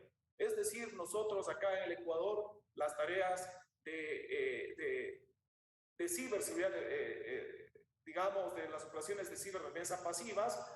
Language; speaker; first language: Spanish; native; Spanish